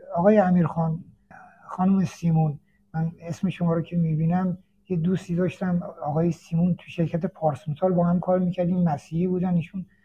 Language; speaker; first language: Persian; native; Persian